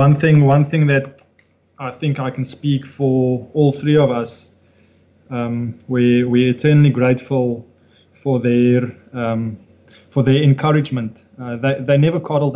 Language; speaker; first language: English; non-native, local second language; Afrikaans